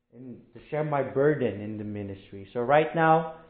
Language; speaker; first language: English; non-native, local second language; Filipino